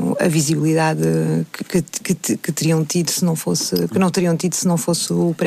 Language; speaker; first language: Portuguese; native; Portuguese